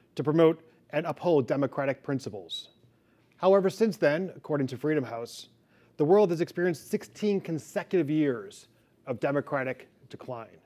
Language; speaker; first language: English; native; English